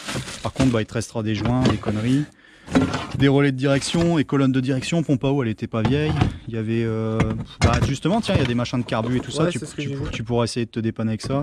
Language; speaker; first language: French; native; French